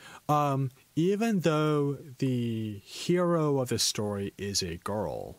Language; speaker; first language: English; native; English